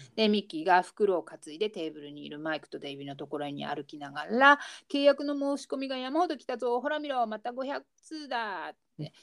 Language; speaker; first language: Japanese; native; Japanese